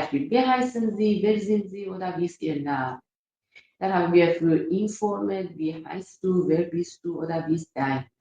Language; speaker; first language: German; non-native, fluent; Persian